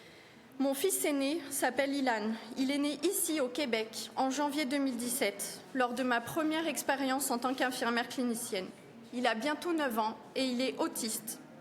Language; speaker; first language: French; native; French